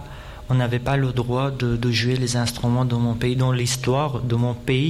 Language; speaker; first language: French; non-native, fluent; Persian